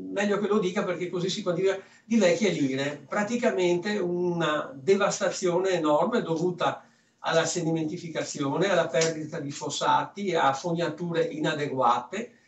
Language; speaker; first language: Italian; early bilingual, other home language; French